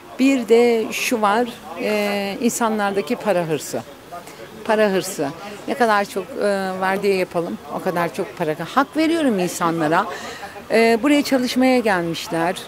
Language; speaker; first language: Turkish; native; Turkish